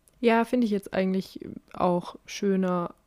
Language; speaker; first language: German; native; German